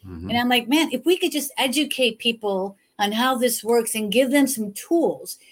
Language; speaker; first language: English; early bilingual, other home language; Hindi